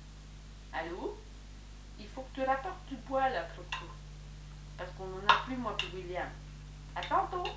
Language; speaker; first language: French; native; French